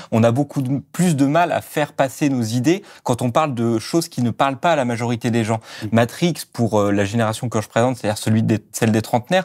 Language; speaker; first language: French; native; French